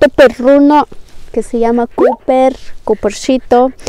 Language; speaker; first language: Spanish; non-native, fluent; Ukrainian